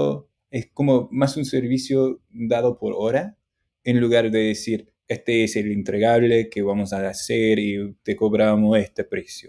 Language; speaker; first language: Spanish; non-native, fluent; English